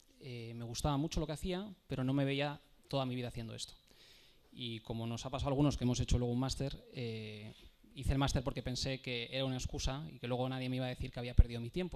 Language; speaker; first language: Spanish; native; Spanish